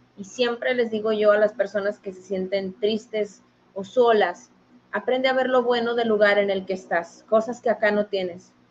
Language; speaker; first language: Spanish; native; Spanish